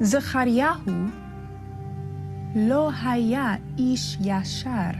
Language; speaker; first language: Hebrew; non-native, learner; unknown